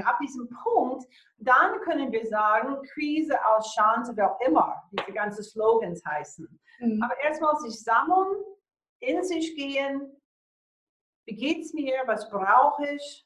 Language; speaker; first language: German; non-native, fluent; English